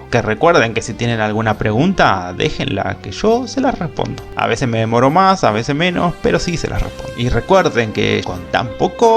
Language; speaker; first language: Spanish; native; Spanish